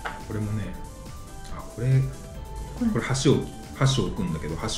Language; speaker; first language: Japanese; native; Japanese